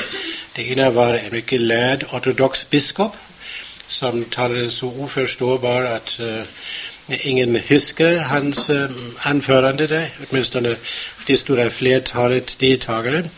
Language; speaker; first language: Swedish; non-native, fluent; German